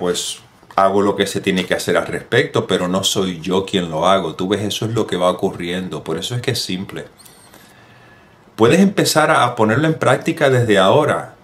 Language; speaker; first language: Spanish; native; Spanish